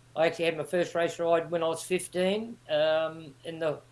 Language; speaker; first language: English; native; English